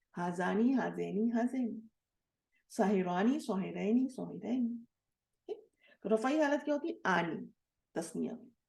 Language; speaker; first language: Urdu; native; Urdu